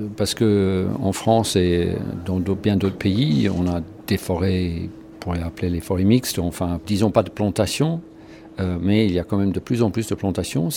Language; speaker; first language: French; native; French